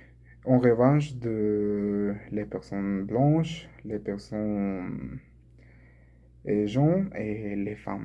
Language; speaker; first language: French; non-native, learner; Spanish